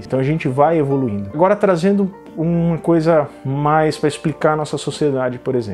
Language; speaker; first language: Portuguese; native; Portuguese